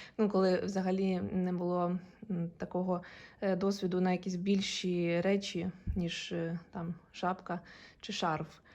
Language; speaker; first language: Ukrainian; non-native, local second language; Russian